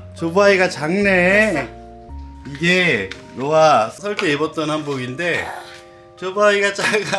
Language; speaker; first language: Korean; native; Korean